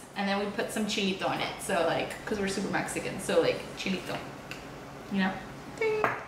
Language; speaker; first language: English; early bilingual, other home language; Spanish